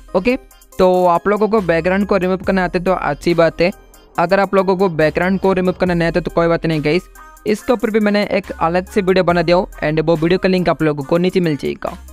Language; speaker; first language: Hindi; non-native, local second language; Odia